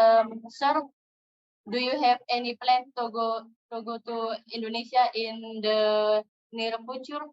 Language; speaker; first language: English; non-native, learner; Indonesian